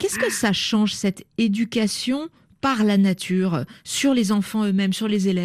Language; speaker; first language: French; native; French